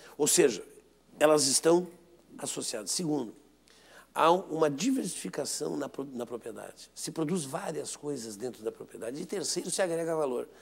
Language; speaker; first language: Portuguese; native; Portuguese